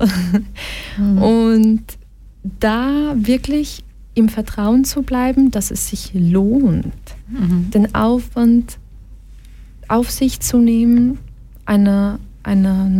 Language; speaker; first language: German; early bilingual, other home language; Portuguese